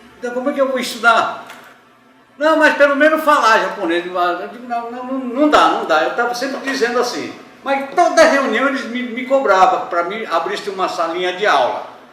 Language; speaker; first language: Portuguese; early bilingual, other home language; Japanese